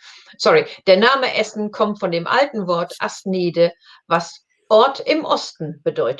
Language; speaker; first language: German; non-native, learner; English